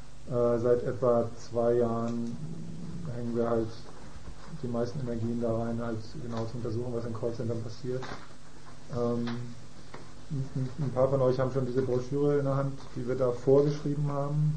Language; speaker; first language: German; native; German